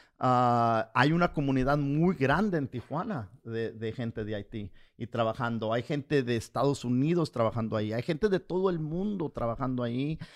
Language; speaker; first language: Spanish; early bilingual, heritage; Spanish